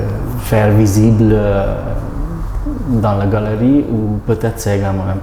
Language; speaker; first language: French; non-native, learner; Hungarian